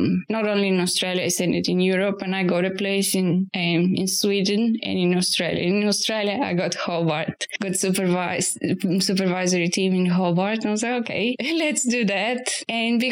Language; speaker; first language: English; non-native, fluent; Bulgarian